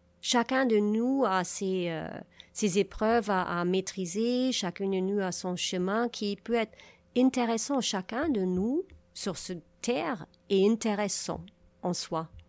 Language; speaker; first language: French; non-native, fluent; German